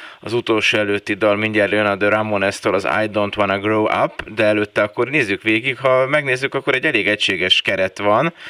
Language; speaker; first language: Hungarian; native; Hungarian